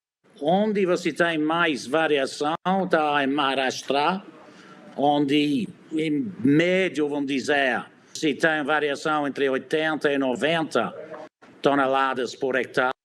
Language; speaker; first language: Portuguese; non-native, fluent; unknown